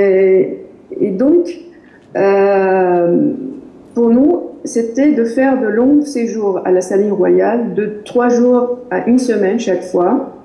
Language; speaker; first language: French; non-native, fluent; Arabic